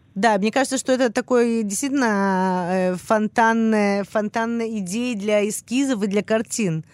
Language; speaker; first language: Russian; early bilingual, heritage; Russian